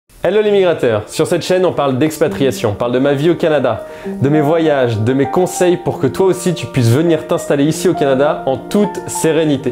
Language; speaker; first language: French; native; French